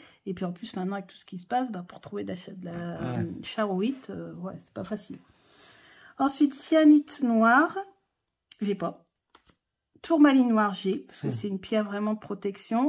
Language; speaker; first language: French; native; French